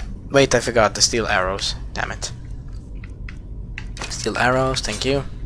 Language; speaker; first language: English; non-native, fluent; Swedish